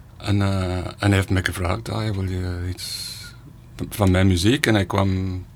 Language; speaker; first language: Dutch; non-native, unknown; English